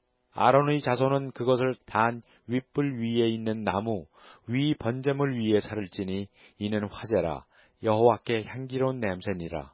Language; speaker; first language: Korean; native; Korean